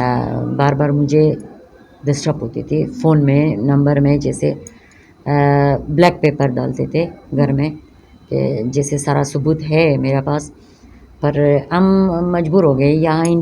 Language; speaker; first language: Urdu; non-native, local second language; Persian